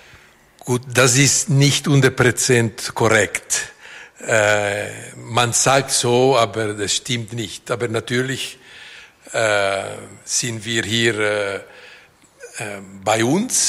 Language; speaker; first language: German; non-native, local second language; Italian